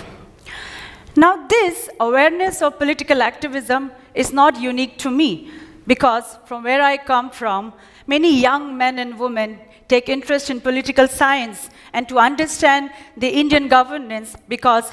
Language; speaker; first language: English; non-native, local second language; Nyishi